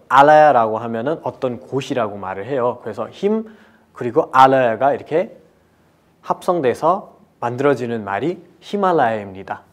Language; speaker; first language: Korean; non-native, fluent; Nepali